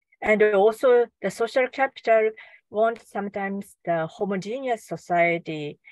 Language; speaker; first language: English; non-native, learner; Japanese